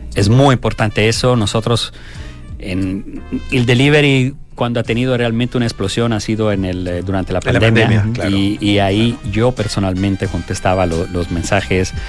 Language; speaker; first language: Spanish; non-native, fluent; Italian